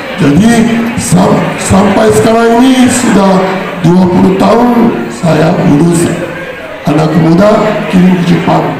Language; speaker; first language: Indonesian; non-native, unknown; Japanese